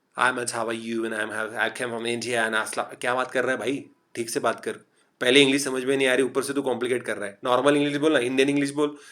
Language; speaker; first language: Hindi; non-native, local second language; Marathi